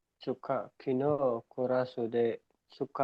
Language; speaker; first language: Japanese; non-native, learner; Filipino